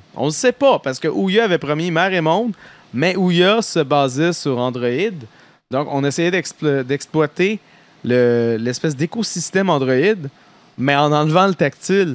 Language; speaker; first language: French; native; French